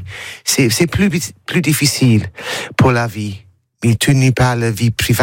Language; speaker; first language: French; non-native, learner; English